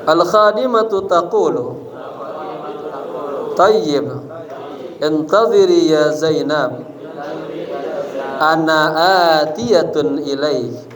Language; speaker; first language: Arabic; non-native, fluent; Indonesian